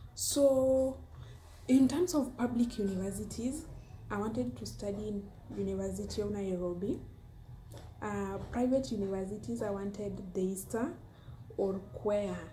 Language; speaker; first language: English; non-native, local second language; Luo (Kenya and Tanzania)